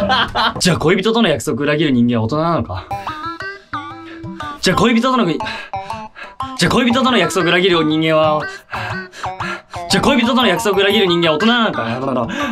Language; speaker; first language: Japanese; native; Japanese